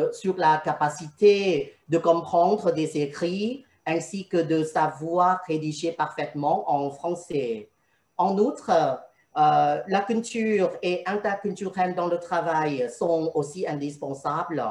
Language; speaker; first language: French; non-native, fluent; Thai